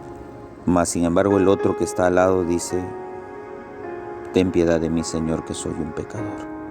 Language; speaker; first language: Spanish; native; Spanish